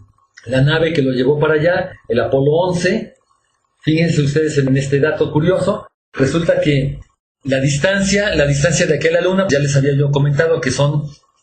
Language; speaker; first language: Spanish; native; Spanish